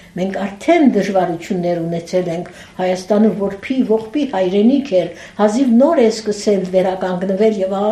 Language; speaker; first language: Armenian; early bilingual, heritage; Armenian